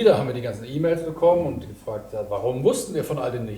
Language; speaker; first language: German; native; German